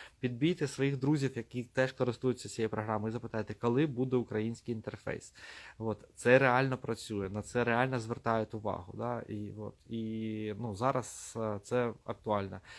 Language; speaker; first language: Ukrainian; non-native, local second language; Russian